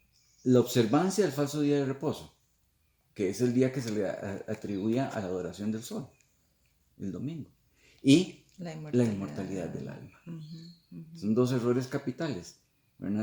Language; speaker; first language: Spanish; native; Spanish